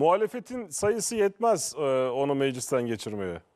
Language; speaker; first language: Turkish; native; Turkish